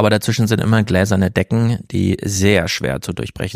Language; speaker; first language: German; native; German